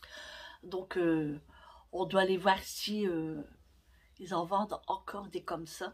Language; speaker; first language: French; native; French